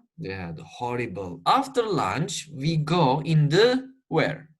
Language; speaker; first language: English; non-native, fluent; Turkish